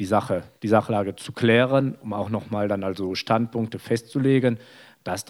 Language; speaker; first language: German; native; German